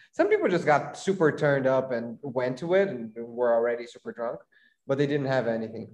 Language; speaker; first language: English; non-native, fluent; Portuguese